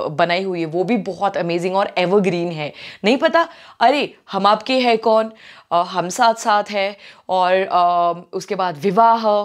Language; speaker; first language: Hindi; non-native, local second language; Marathi